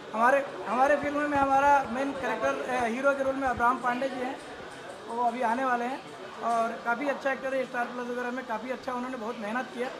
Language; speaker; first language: Hindi; native; Hindi